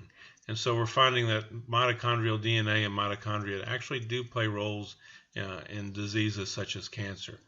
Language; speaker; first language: English; native; English